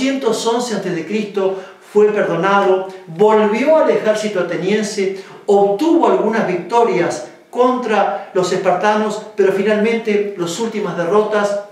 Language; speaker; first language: Spanish; native; Spanish